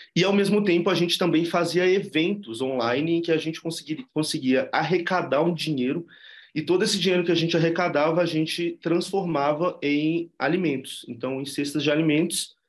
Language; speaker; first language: Portuguese; native; Portuguese